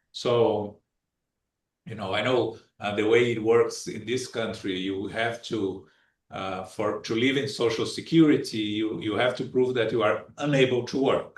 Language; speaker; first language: English; non-native, fluent; Portuguese